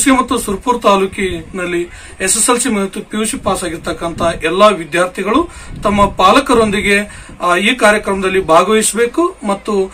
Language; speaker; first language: Kannada; non-native, local second language; Lambadi